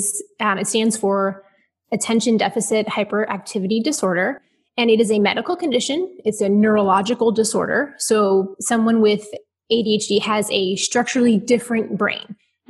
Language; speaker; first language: English; native; English